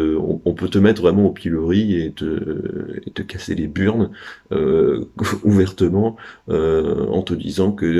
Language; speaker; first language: French; native; French